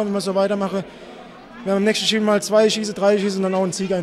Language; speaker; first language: German; native; German